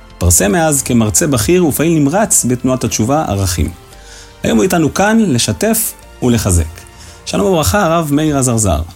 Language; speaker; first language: Hebrew; native; Hebrew